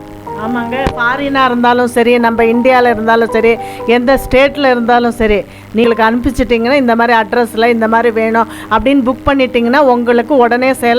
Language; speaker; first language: Tamil; native; Tamil